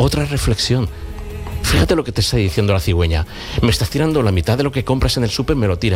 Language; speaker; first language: Spanish; native; Spanish